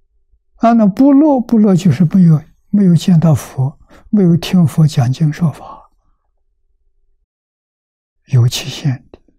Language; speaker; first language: Chinese; native; Chinese